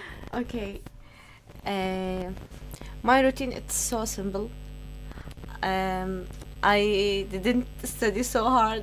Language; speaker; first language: English; non-native, learner; Arabic